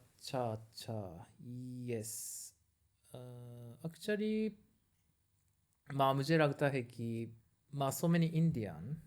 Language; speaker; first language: Hindi; non-native, learner; Japanese